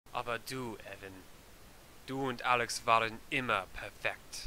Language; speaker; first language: German; non-native, learner; English